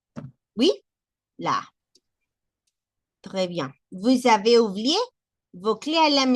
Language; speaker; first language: French; non-native, learner; Spanish